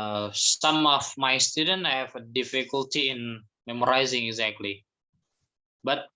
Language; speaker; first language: English; non-native, fluent; Indonesian